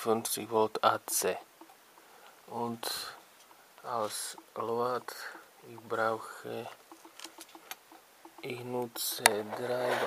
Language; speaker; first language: German; non-native, learner; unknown